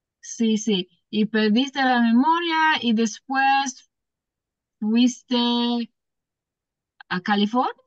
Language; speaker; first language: Spanish; non-native, learner; English